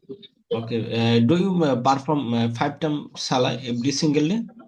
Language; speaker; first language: English; non-native, fluent; Bangla